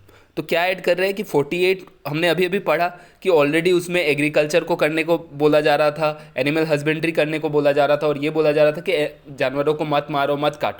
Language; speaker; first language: Hindi; native; Hindi